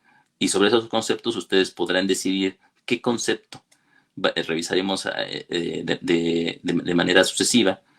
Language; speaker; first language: Spanish; native; Spanish